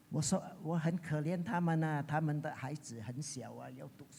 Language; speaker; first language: Chinese; early bilingual, heritage; Chinese